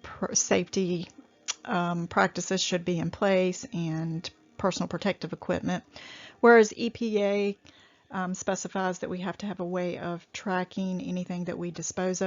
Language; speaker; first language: English; native; English